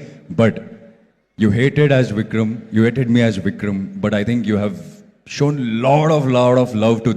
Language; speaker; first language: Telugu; non-native, fluent; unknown